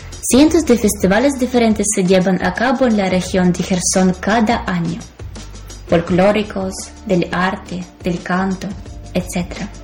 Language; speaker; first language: Spanish; non-native, fluent; Ukrainian